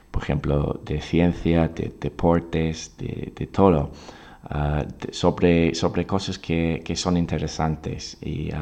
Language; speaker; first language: Spanish; non-native, fluent; English